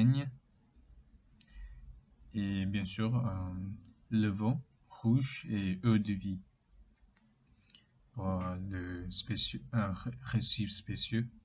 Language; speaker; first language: French; non-native, learner; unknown